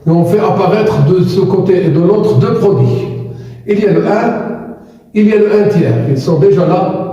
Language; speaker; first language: French; non-native, local second language; Arabic